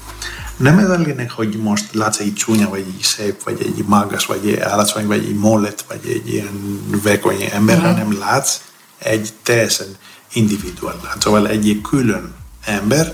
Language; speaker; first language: Hungarian; non-native, learner; Greek